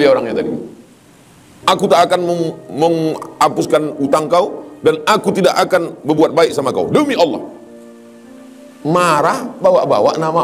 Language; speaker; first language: Malay; native; Malay